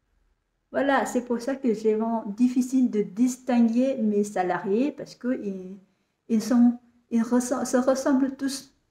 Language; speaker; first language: French; non-native, fluent; Vietnamese